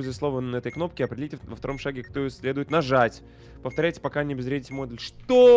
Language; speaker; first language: Russian; native; Russian